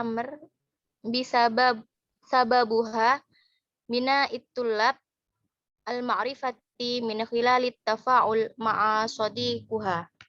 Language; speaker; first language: Arabic; non-native, learner; Indonesian